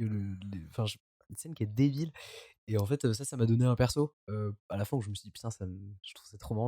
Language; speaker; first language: French; native; French